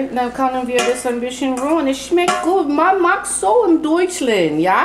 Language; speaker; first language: German; non-native, learner; English